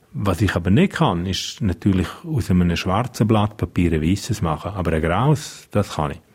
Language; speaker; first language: German; non-native, local second language; Romansh